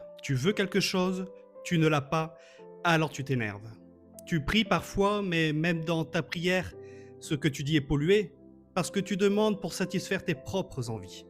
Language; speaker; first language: French; native; French